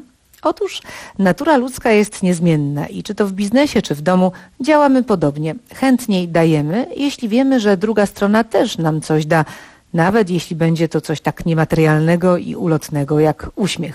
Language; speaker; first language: Polish; native; Polish